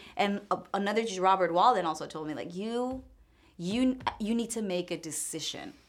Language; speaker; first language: English; non-native, fluent; Spanish